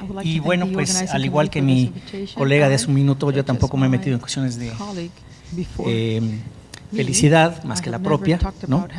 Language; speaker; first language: Spanish; native; Spanish